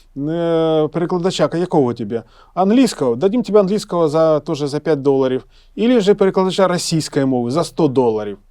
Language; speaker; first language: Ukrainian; non-native, local second language; Russian